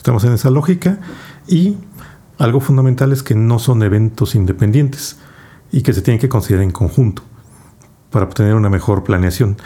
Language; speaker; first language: Spanish; native; Spanish